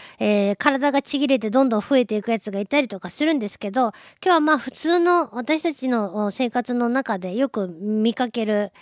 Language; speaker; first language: Japanese; native; Japanese